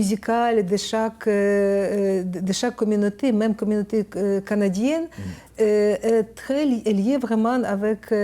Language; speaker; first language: French; non-native, learner; Ukrainian